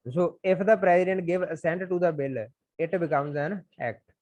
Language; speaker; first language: English; non-native, local second language; Punjabi